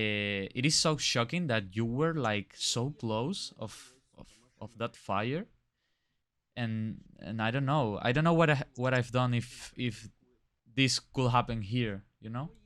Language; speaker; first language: English; non-native, fluent; Spanish